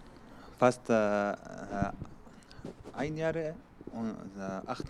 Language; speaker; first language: German; non-native, learner; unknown